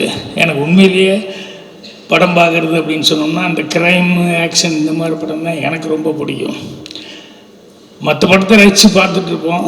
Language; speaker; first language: Tamil; native; Tamil